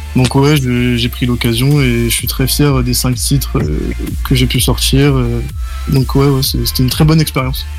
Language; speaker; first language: French; native; French